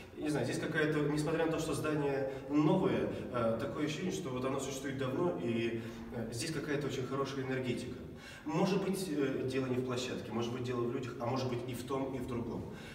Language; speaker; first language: Russian; native; Russian